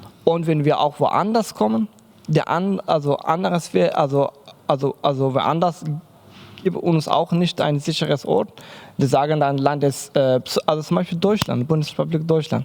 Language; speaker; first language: German; non-native, learner; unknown